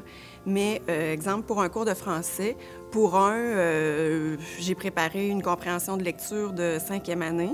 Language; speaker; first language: French; native; French